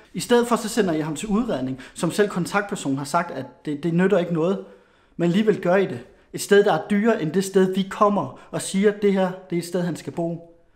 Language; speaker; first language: Danish; native; Danish